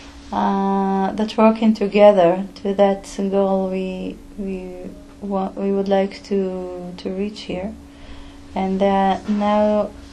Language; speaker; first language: English; non-native, fluent; Hebrew